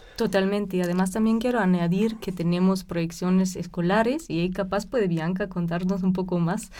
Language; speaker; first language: Spanish; non-native, fluent; German